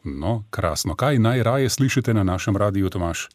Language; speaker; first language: Slovenian; native; Slovenian